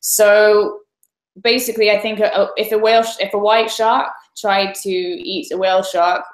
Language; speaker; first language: English; native; English